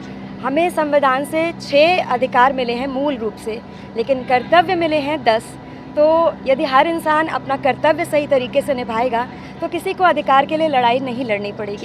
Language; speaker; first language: Hindi; native; Hindi